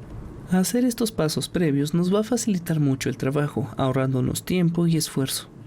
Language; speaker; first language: Spanish; native; Spanish